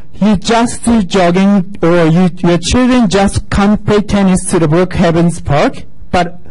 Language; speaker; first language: English; non-native, fluent; Japanese